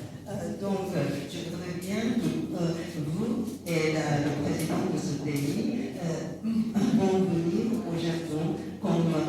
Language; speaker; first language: French; non-native, learner; Japanese